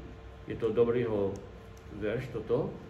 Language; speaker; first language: Czech; non-native, learner; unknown